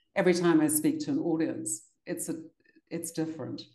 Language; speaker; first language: English; native; English